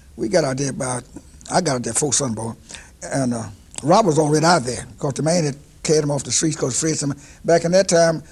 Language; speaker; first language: English; native; English